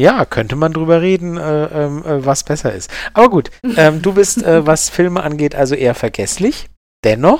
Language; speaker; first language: German; native; German